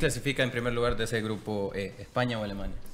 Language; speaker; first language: Spanish; native; Spanish